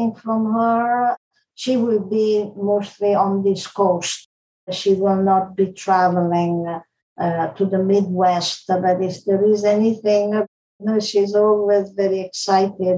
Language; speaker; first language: English; non-native, fluent; Italian